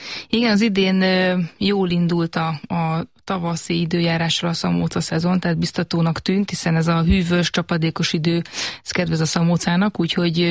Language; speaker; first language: Hungarian; native; Hungarian